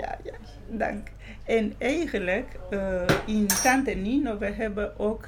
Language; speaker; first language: Dutch; non-native, fluent; Georgian